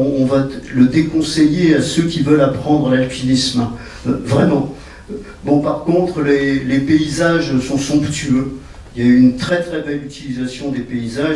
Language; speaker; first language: French; native; French